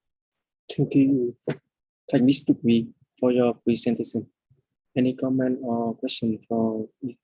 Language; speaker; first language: English; non-native, fluent; Vietnamese